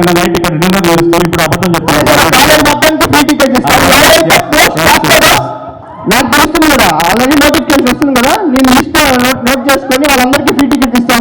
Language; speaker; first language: Telugu; native; Telugu